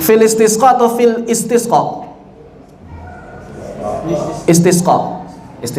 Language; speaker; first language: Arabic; non-native, fluent; Indonesian